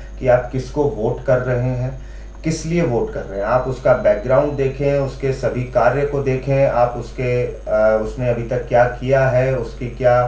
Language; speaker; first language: Hindi; native; Hindi